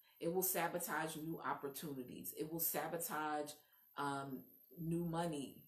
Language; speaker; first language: English; native; English